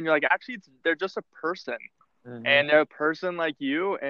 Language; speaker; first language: English; native; English